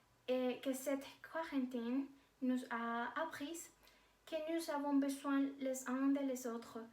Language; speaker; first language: French; non-native, learner; Spanish